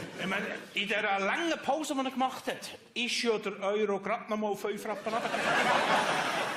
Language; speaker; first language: German; native; German